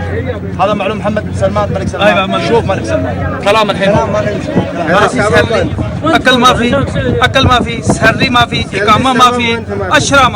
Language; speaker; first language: Arabic; non-native, learner; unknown